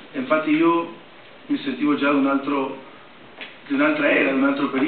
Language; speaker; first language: Italian; non-native, fluent; Spanish